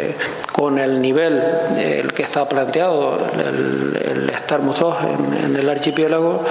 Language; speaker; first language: Spanish; native; Spanish